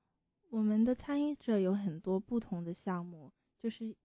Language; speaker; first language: Chinese; early bilingual, heritage; Chinese